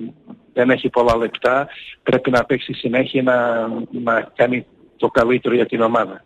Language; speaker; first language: Greek; non-native, learner; Portuguese